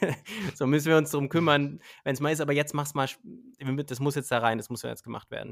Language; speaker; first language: German; native; German